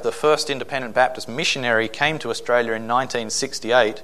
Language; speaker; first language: English; native; English